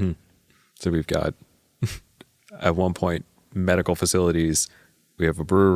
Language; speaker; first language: English; native; English